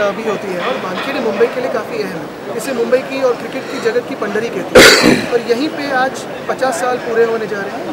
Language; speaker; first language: Hindi; non-native, local second language; Marathi